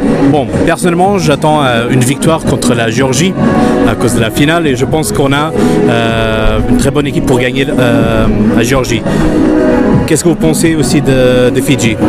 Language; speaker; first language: French; non-native, learner; Portuguese